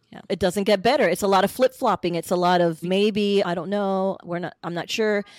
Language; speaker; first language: English; native; English